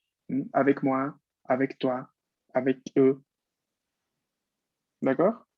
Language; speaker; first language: French; non-native, fluent; Spanish